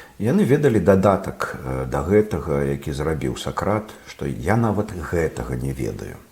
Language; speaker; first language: Belarusian; non-native, local second language; Russian